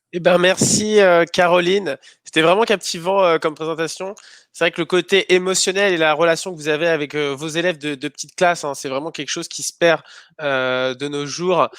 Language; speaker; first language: French; native; French